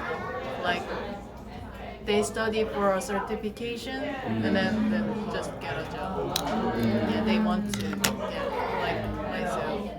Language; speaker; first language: English; non-native, learner; Korean